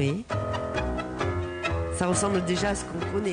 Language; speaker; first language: French; native; French